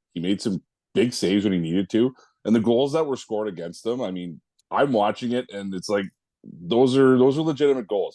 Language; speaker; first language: English; native; English